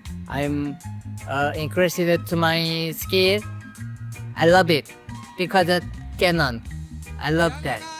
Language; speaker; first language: English; non-native, learner; Korean